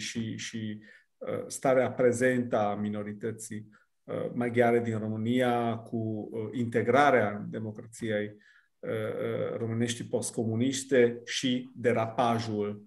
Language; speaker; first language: Romanian; non-native, fluent; Italian